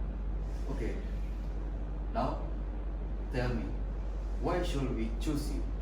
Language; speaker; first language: English; non-native, learner; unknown